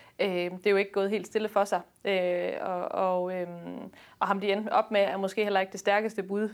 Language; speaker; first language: Danish; native; Danish